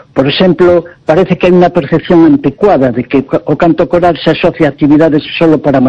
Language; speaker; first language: Galician; non-native, local second language; Spanish